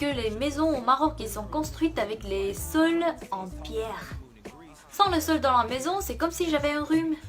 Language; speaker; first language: French; non-native, fluent; Korean